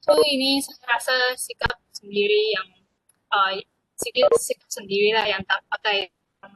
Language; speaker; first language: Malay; non-native, local second language; Chinese